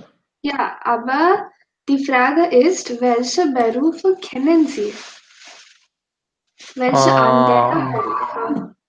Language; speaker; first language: German; non-native, fluent; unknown